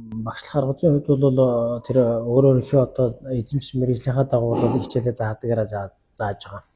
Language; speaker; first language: Mongolian; non-native, local second language; Kazakh